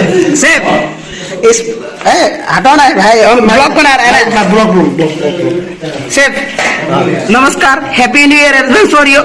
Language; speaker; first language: Hindi; non-native, local second language; Assamese